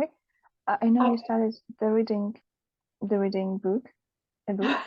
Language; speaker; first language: English; non-native, learner; Russian